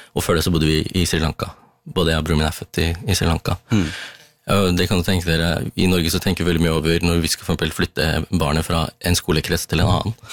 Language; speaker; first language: Norwegian; early bilingual, other home language; Tamil